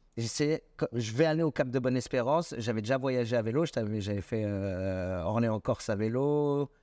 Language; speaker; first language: French; native; French